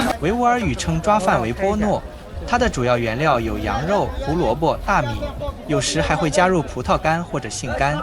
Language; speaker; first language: Chinese; native; Chinese